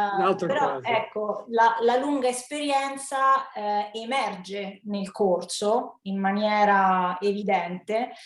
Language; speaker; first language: Italian; native; Italian